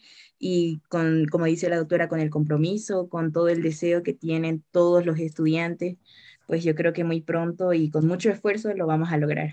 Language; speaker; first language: Spanish; native; Spanish